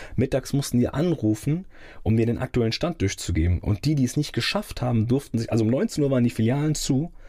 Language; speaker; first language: German; native; German